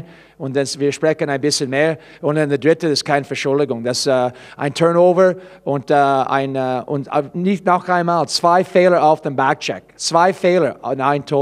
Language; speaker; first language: German; non-native, fluent; English